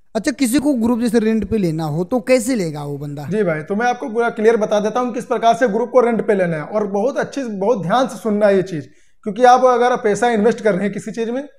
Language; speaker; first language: Hindi; native; Hindi